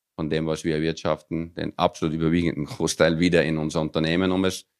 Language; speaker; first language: German; early bilingual, other home language; Dutch